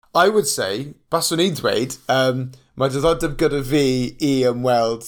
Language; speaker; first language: Welsh; non-native, local second language; English